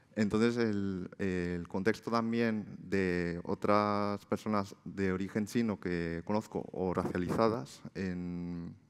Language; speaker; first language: Spanish; native; Spanish